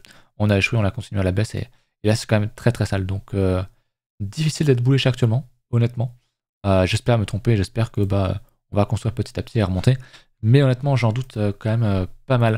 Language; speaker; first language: French; native; French